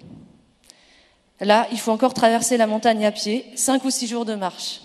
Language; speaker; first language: French; native; French